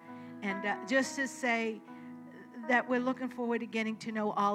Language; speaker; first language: English; native; English